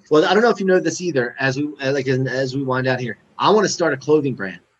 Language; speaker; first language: English; non-native, fluent; Chinese